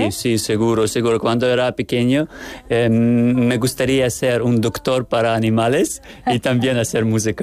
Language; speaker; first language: Spanish; non-native, learner; Ukrainian